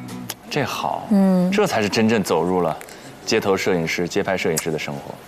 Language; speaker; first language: Chinese; native; Chinese